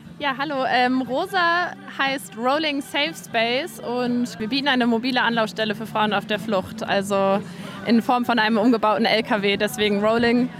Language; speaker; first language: German; native; German